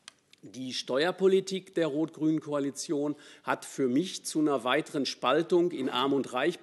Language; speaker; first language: German; native; German